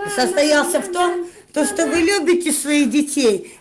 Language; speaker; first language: Russian; native; Russian